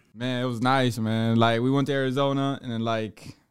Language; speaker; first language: English; early bilingual, other home language; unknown